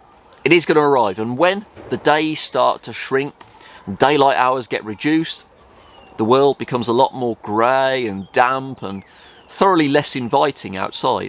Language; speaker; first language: English; native; English